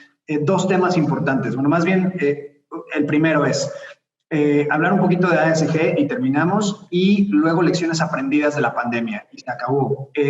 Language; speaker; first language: Spanish; native; Spanish